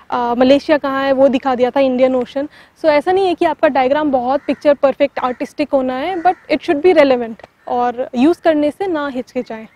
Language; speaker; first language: Hindi; non-native, local second language; Tamil